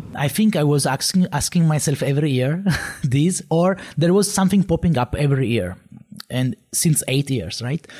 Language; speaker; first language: English; non-native, fluent; Italian